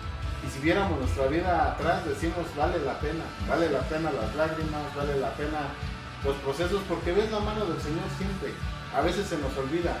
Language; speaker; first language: Spanish; native; Spanish